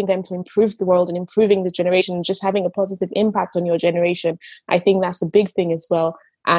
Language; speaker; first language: English; non-native, local second language; Yoruba